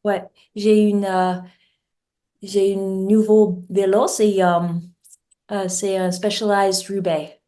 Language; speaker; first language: French; non-native, learner; English